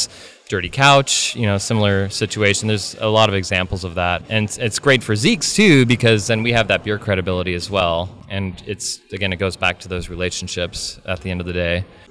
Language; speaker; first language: English; native; English